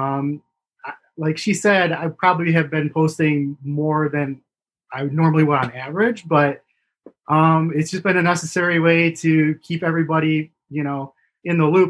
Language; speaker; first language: English; native; English